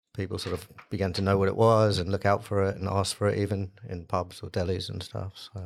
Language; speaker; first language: English; native; English